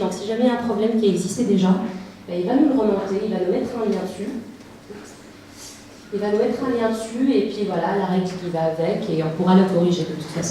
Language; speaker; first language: French; native; French